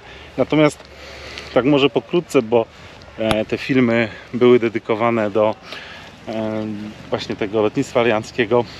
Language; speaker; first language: Polish; native; Polish